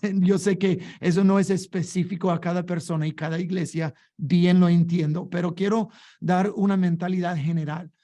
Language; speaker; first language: Spanish; non-native, fluent; English